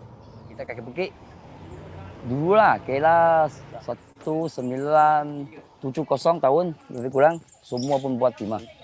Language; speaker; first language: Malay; non-native, local second language; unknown